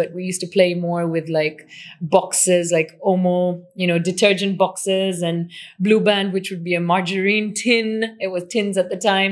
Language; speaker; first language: English; non-native, local second language; Swahili